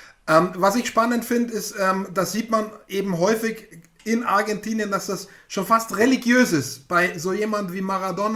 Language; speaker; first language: German; native; German